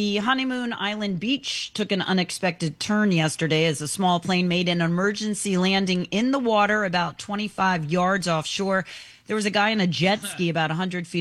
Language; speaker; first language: English; native; English